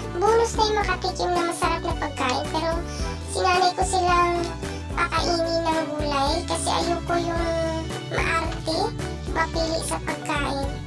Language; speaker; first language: Filipino; non-native, local second language; Cebuano